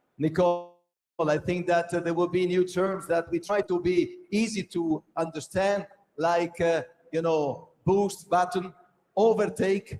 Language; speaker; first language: English; non-native, fluent; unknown